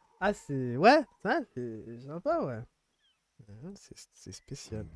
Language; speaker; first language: French; native; French